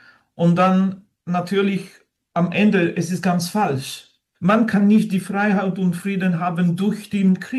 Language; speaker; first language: German; non-native, fluent; French